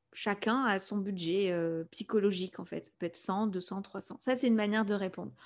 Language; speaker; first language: French; non-native, fluent; Spanish